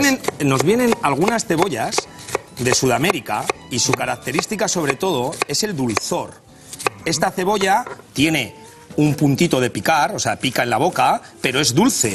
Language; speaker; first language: Spanish; native; Spanish